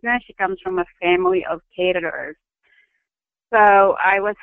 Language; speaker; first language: English; non-native, local second language; Filipino